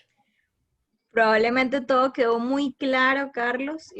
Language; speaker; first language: Spanish; native; Spanish